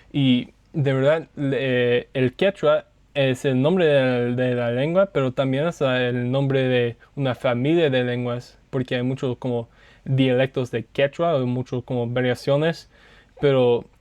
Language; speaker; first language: Spanish; non-native, learner; English